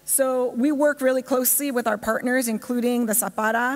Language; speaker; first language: English; native; English